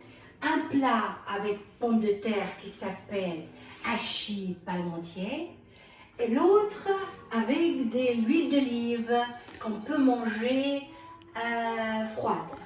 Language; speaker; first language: French; non-native, fluent; Arabic